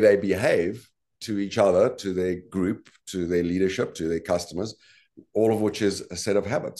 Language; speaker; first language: English; native; English